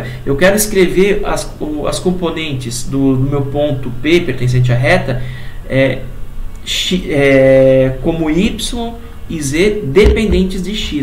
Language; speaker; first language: Portuguese; native; Portuguese